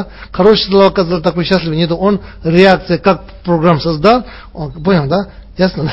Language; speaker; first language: Russian; non-native, learner; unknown